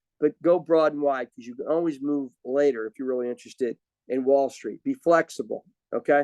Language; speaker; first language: English; native; English